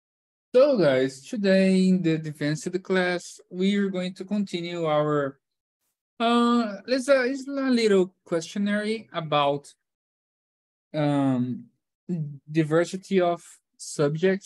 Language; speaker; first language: English; non-native, fluent; Portuguese